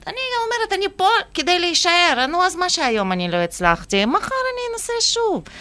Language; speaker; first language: Hebrew; non-native, fluent; Russian